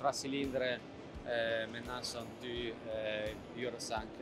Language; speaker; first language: French; non-native, learner; Italian